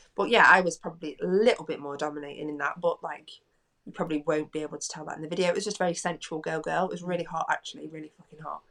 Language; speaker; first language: English; native; English